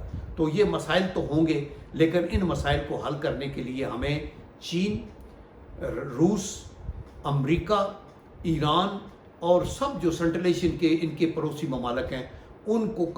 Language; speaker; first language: Urdu; native; Urdu